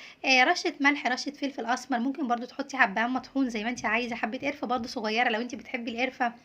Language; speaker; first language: Arabic; native; Arabic